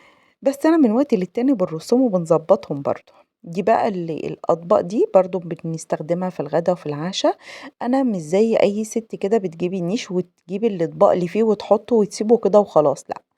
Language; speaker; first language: Arabic; native; Arabic